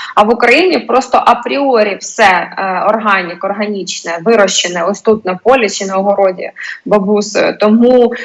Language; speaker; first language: Ukrainian; non-native, local second language; Russian